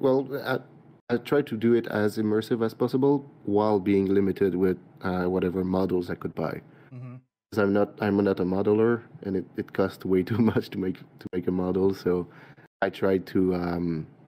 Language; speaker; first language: English; non-native, fluent; French